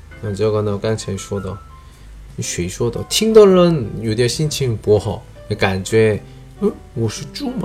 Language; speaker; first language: Chinese; non-native, learner; Korean